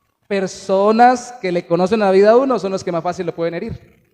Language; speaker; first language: Spanish; native; Spanish